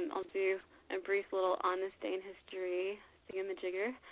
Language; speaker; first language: English; native; English